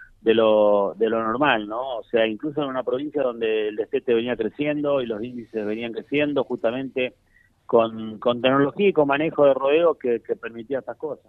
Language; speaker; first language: Spanish; native; Spanish